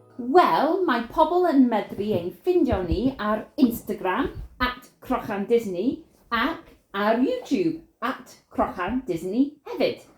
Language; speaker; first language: Welsh; non-native, fluent; English